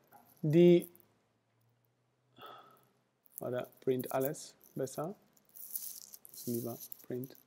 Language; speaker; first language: German; non-native, fluent; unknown